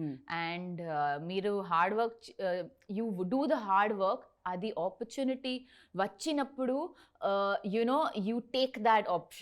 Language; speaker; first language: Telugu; non-native, learner; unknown